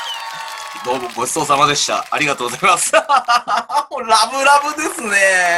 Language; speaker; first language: Japanese; native; Japanese